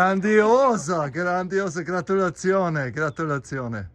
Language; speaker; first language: Italian; non-native, learner; German